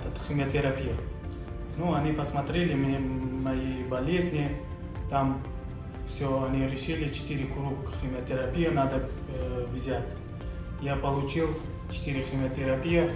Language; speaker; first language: Russian; non-native, learner; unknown